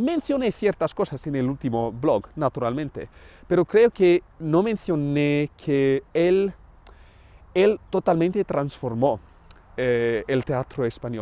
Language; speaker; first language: Spanish; non-native, fluent; English